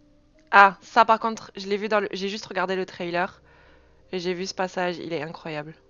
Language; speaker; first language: French; native; French